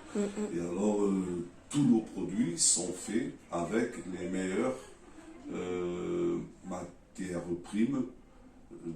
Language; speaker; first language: French; non-native, learner; Portuguese